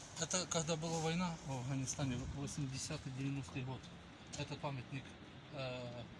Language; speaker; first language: Russian; non-native, local second language; Ukrainian